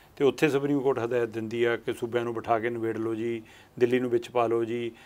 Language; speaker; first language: Punjabi; native; Punjabi